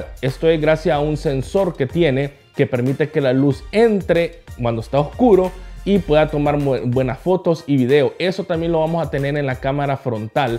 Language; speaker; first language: Spanish; native; Spanish